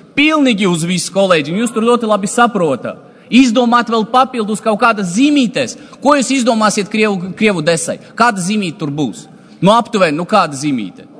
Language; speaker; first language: Latvian; non-native, local second language; Russian